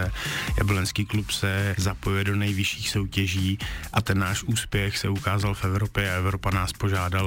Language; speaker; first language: Czech; native; Czech